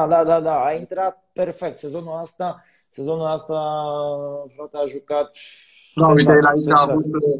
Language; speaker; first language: Romanian; non-native, learner; Polish